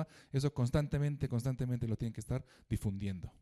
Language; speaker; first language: Spanish; native; Spanish